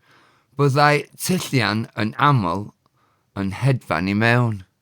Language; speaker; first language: Welsh; non-native, fluent; English